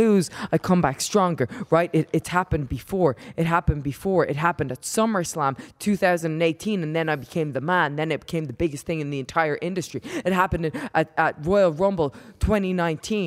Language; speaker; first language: English; native; English